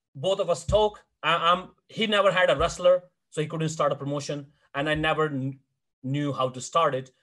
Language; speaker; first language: English; non-native, local second language; Hindi